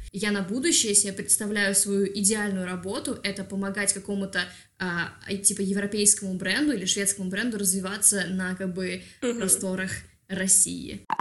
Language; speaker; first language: Russian; native; Russian